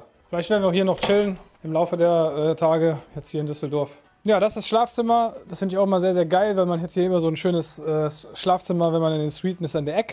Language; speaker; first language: German; native; German